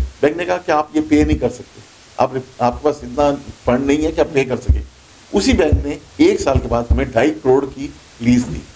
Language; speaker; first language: Urdu; non-native, local second language; Punjabi